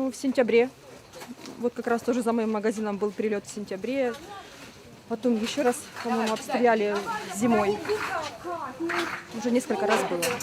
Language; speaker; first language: Russian; native; Russian